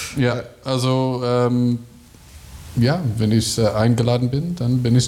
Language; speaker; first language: German; non-native, learner; English